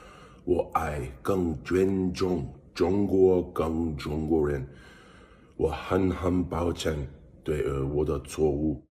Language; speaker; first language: Chinese; non-native, learner; English